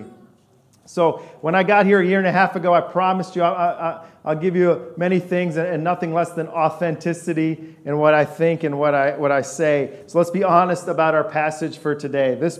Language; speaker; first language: English; native; English